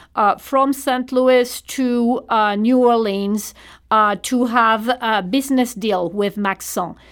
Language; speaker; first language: English; non-native, fluent; French